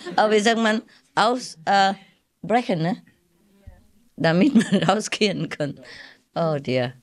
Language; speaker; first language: German; non-native, learner; Vietnamese